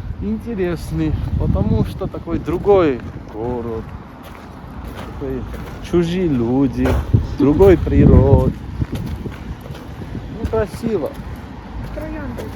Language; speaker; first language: Russian; non-native, learner; Georgian